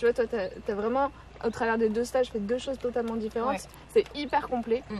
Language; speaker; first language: French; native; French